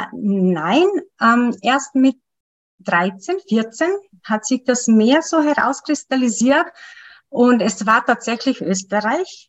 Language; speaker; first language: German; non-native, fluent; Macedonian